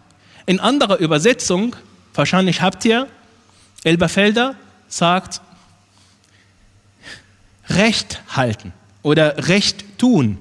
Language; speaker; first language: German; non-native, fluent; Arabic